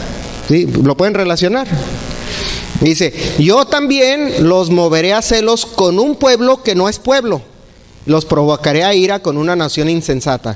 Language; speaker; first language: Spanish; native; Spanish